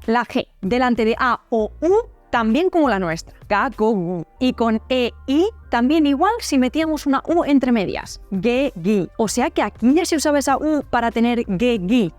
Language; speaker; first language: Spanish; native; Spanish